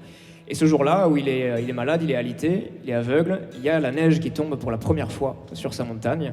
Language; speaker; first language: French; native; French